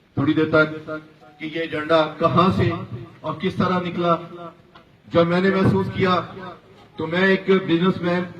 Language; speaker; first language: Urdu; non-native, local second language; Punjabi